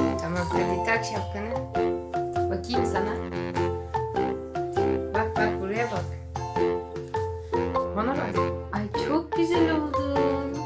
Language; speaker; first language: Turkish; native; Turkish